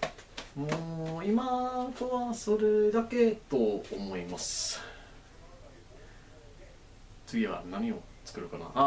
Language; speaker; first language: Japanese; non-native, learner; English